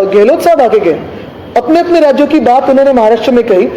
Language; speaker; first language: Hindi; non-native, local second language; Marathi